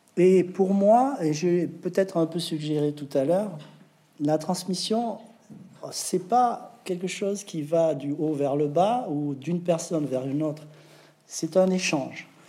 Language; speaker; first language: French; native; French